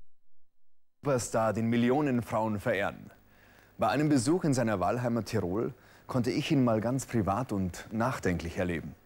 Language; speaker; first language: German; native; German